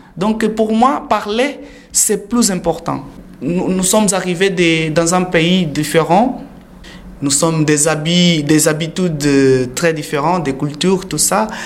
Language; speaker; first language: French; non-native, learner; Portuguese